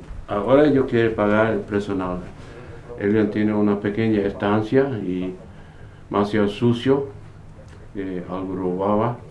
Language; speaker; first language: Spanish; non-native, local second language; Plautdietsch